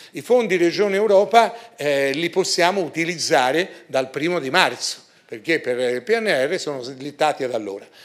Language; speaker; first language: Italian; native; Italian